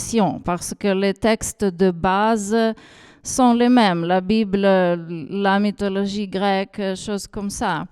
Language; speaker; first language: French; non-native, fluent; Ukrainian